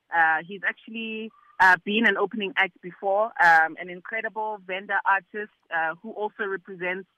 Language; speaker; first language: English; non-native, local second language; Zulu